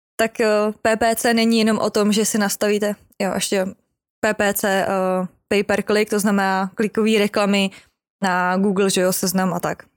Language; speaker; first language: Czech; native; Czech